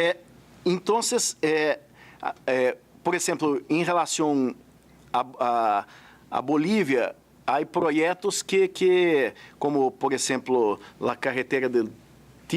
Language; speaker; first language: Spanish; non-native, fluent; Portuguese